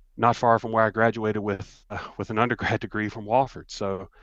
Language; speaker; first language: English; native; English